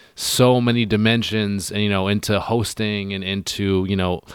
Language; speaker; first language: English; native; English